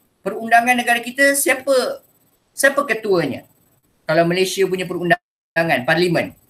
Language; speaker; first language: Malay; native; Malay